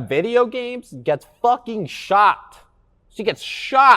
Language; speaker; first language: English; native; English